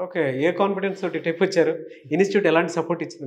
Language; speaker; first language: Telugu; native; Telugu